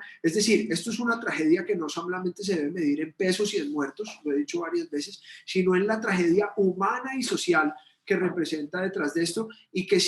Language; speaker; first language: Spanish; native; Spanish